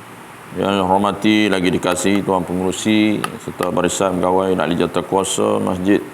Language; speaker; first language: Malay; native; Malay